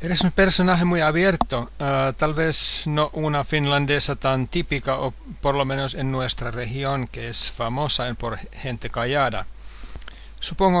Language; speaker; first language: Spanish; non-native, fluent; Finnish